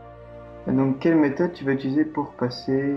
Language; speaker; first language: French; native; French